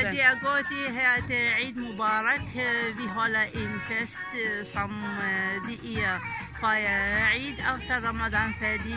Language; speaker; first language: Danish; non-native, learner; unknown